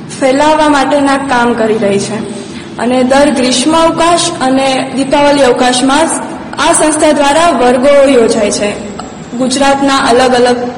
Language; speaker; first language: Gujarati; non-native, local second language; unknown